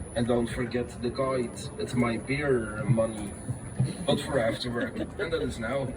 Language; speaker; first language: English; non-native, fluent; Dutch